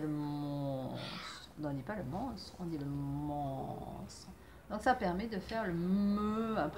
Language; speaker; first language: French; native; French